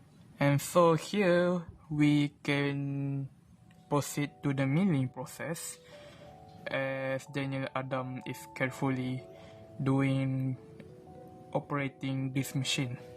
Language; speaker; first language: English; non-native, local second language; Malay